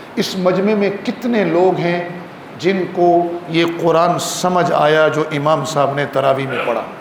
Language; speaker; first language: Urdu; non-native, local second language; Kashmiri